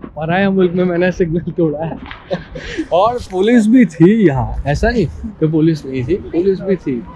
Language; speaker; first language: Hindi; non-native, local second language; Gujarati